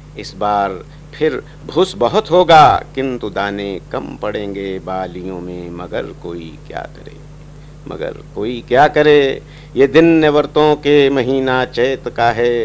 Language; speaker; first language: Hindi; native; Hindi